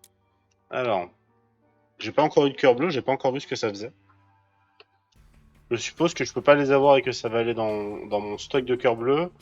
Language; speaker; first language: French; native; French